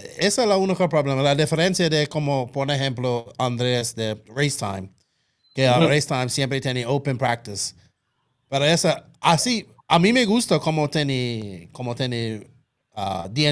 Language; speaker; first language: Spanish; non-native, local second language; English